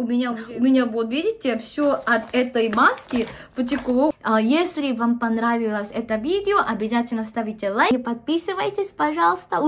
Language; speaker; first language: Russian; non-native, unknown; Korean